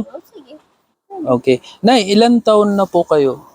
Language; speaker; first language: Filipino; non-native, learner; Urdu